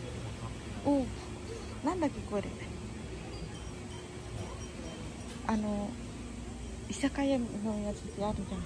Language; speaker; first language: Japanese; non-native, learner; Filipino